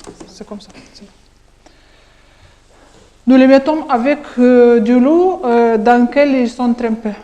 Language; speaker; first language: French; non-native, learner; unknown